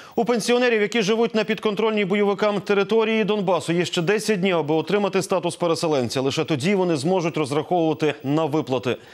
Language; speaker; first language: Ukrainian; native; Ukrainian